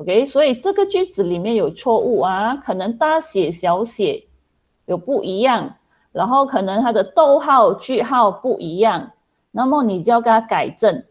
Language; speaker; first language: Chinese; non-native, local second language; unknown